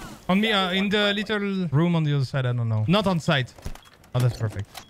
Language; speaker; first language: English; non-native, fluent; French